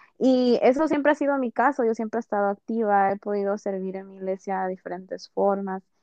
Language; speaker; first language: Spanish; early bilingual, heritage; Spanish